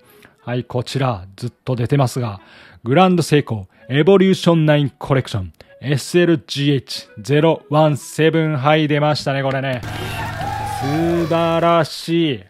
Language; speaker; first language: Japanese; native; Japanese